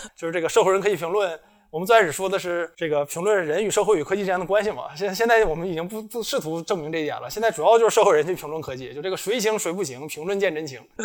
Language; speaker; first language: Chinese; native; Chinese